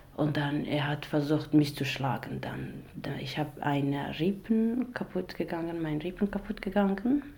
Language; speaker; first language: German; non-native, learner; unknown